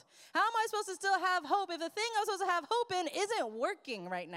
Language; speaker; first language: English; native; English